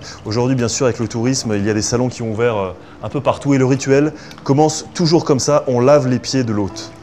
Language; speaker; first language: French; native; French